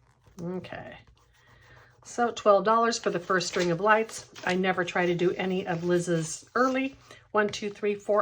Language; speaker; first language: English; native; English